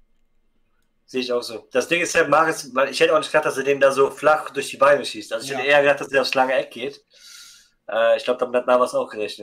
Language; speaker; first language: German; native; German